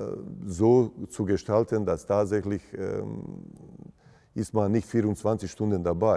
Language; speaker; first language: German; non-native, fluent; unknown